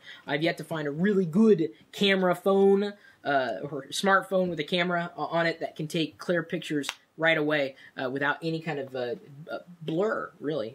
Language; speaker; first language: English; native; English